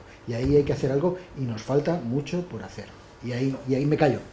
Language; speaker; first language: Spanish; native; Spanish